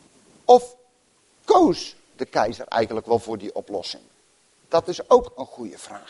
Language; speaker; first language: Dutch; native; Dutch